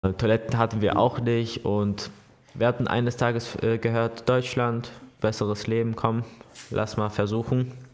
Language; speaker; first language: German; early bilingual, other home language; Polish